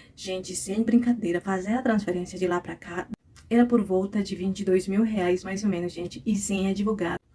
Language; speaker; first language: Portuguese; non-native, fluent; Spanish